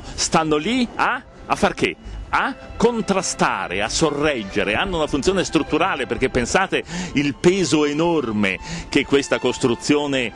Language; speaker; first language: Italian; native; Italian